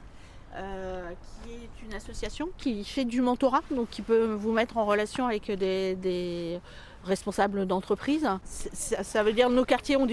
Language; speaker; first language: French; native; French